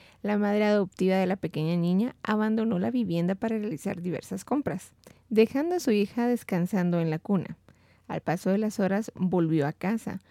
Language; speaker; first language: Spanish; native; Spanish